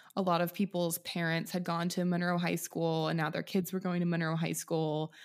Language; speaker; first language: English; native; English